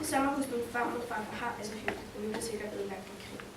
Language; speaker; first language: Danish; early bilingual, heritage; Danish